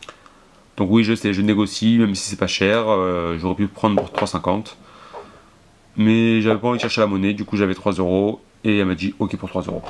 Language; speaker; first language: French; native; French